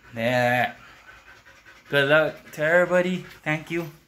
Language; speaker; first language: English; early bilingual, other home language; Spanish